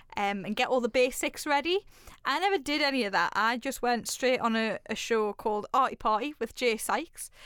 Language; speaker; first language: English; native; English